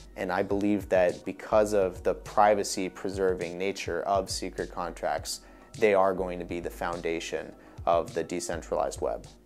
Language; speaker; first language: English; native; English